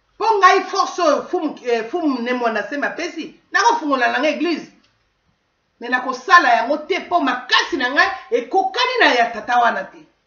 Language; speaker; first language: Lingala; non-native, local second language; Kongo